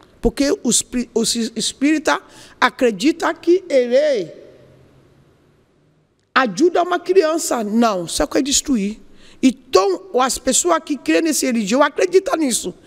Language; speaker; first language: Portuguese; non-native, learner; Yoruba